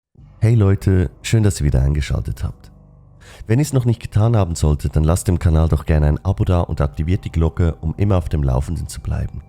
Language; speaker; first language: German; native; German